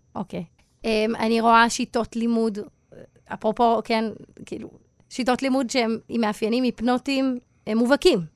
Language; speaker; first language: Hebrew; native; Hebrew